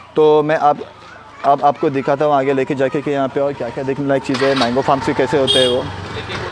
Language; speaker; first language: Hindi; non-native, local second language; Konkani